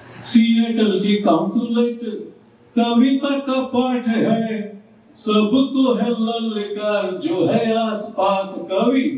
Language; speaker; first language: Hindi; native; Hindi